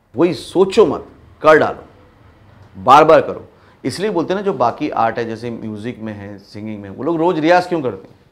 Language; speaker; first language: Hindi; native; Hindi